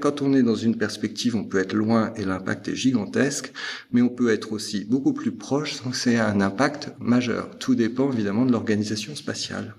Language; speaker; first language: French; native; French